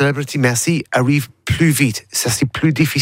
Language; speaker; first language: French; non-native, learner; English